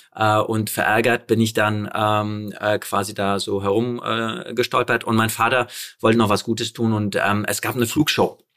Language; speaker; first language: German; early bilingual, other home language; Polish